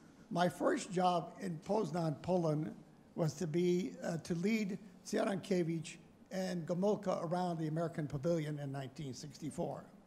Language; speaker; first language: English; early bilingual, other home language; Polish